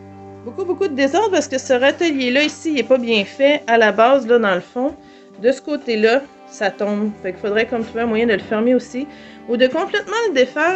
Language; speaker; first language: French; native; French